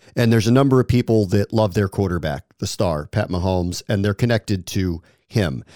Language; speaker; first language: English; native; English